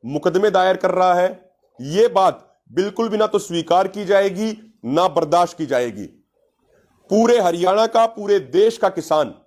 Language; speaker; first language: Hindi; native; Hindi